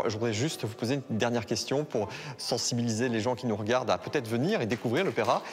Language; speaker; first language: French; native; French